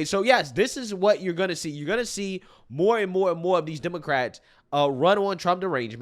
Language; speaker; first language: English; native; English